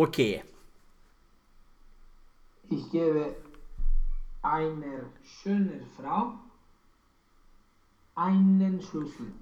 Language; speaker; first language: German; non-native, learner; Romanian